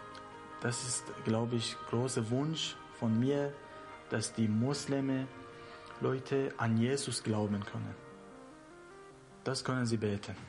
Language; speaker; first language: German; non-native, learner; Persian